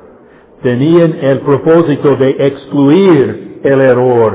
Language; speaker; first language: Spanish; non-native, fluent; English